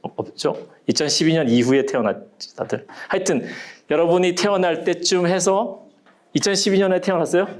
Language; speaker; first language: Korean; native; Korean